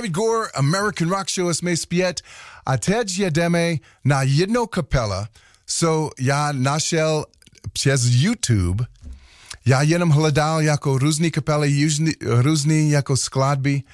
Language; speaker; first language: Czech; non-native, learner; English